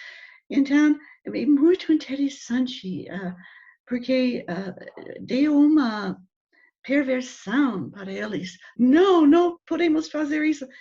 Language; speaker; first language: Portuguese; non-native, learner; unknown